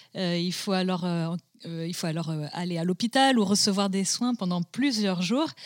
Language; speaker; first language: French; native; French